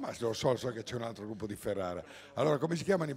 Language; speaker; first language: Italian; native; Italian